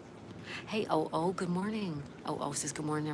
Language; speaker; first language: English; native; English